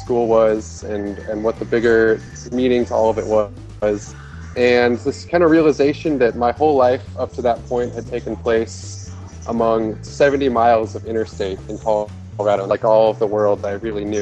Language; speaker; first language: English; native; English